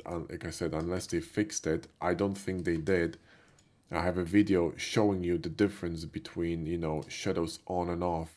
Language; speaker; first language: English; non-native, fluent; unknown